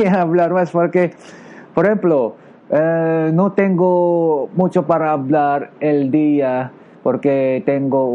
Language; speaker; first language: Spanish; non-native, learner; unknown